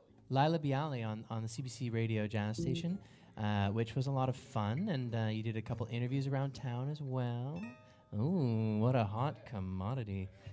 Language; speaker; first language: English; native; English